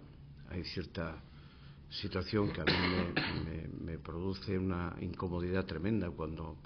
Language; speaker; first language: Spanish; native; Spanish